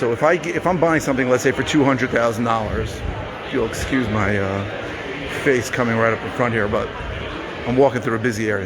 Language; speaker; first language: English; native; English